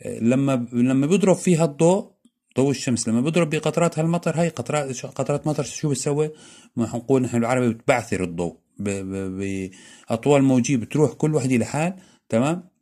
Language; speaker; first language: Arabic; native; Arabic